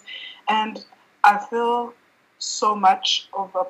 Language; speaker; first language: English; non-native, local second language; Kinyarwanda